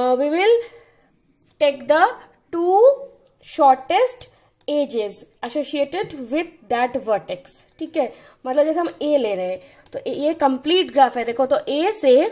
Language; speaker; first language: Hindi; non-native, local second language; Bangla